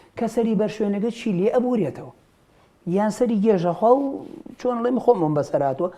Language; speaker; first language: Central Kurdish; native; Central Kurdish